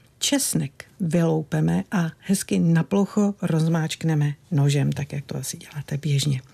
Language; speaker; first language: Czech; native; Czech